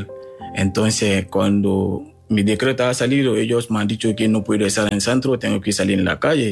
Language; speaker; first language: Spanish; non-native, learner; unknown